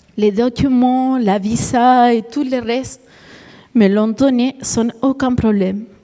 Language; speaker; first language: French; non-native, fluent; Spanish